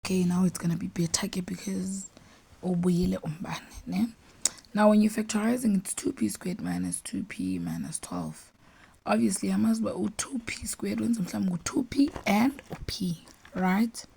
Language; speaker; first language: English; non-native, local second language; Xhosa